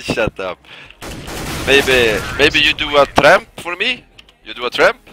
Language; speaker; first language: English; non-native, fluent; Swedish